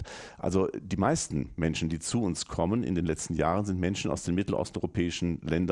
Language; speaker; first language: German; native; German